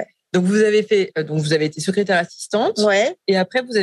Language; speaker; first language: French; native; French